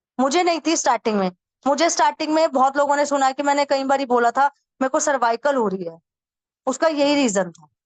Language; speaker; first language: Hindi; native; Hindi